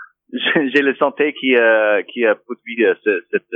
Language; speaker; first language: French; non-native, fluent; English